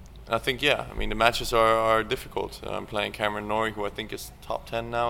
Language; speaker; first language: English; non-native, fluent; Russian